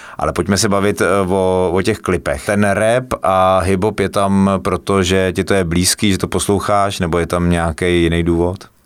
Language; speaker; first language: Czech; native; Czech